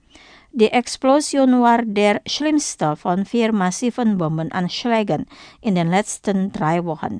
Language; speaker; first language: German; non-native, fluent; Indonesian